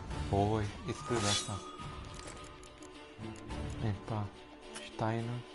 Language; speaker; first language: German; non-native, fluent; Romanian